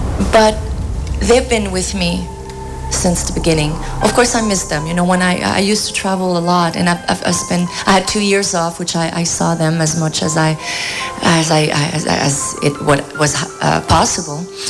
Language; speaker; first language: English; non-native, fluent; French